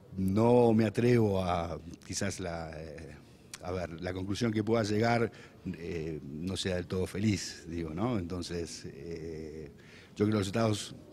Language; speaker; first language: Spanish; native; Spanish